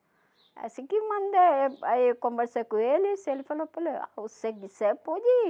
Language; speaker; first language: Portuguese; non-native, learner; Malayalam